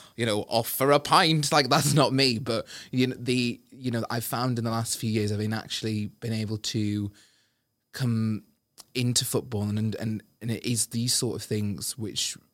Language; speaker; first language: English; native; English